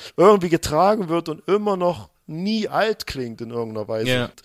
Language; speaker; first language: German; native; German